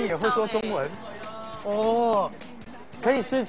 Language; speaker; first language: Chinese; native; Chinese